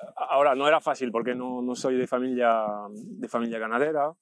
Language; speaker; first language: Spanish; non-native, fluent; French